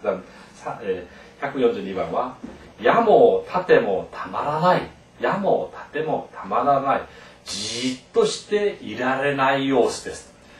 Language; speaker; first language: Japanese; non-native, fluent; Korean